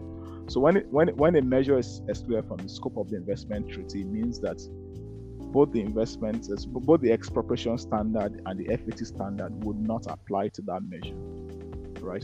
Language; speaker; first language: English; non-native, local second language; Yoruba